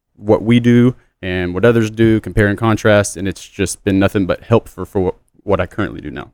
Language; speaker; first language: English; native; English